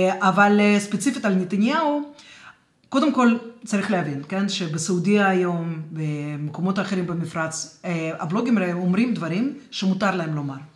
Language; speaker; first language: Hebrew; non-native, fluent; Russian